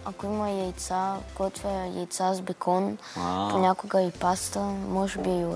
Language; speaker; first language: Bulgarian; early bilingual, heritage; Russian